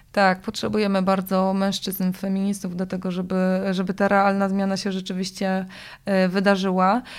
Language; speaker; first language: Polish; native; Polish